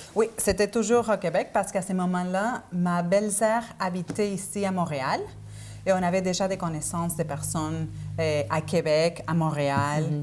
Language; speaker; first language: French; non-native, fluent; Spanish